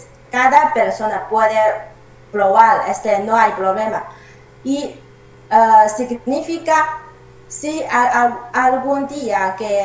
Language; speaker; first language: Spanish; non-native, learner; Chinese